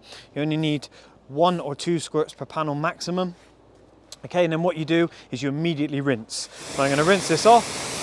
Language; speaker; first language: English; native; English